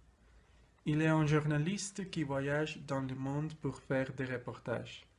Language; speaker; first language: French; non-native, learner; Spanish